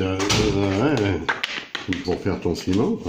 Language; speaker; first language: French; native; French